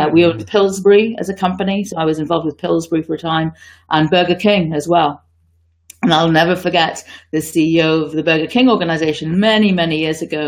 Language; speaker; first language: English; native; English